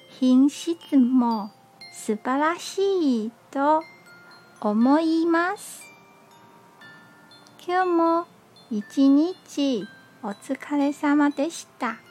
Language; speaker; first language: Japanese; non-native, learner; Chinese